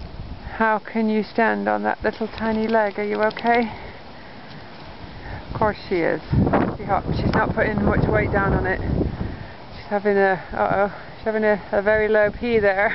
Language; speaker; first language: English; native; English